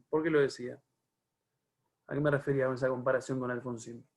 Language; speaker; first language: Spanish; native; Spanish